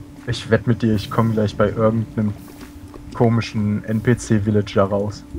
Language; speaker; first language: German; native; German